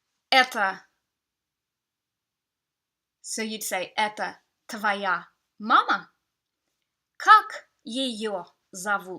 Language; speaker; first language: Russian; non-native, fluent; English